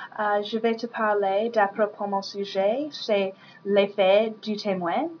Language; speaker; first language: French; non-native, learner; English